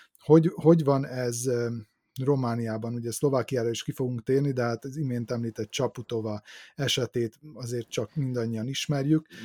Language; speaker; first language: Hungarian; native; Hungarian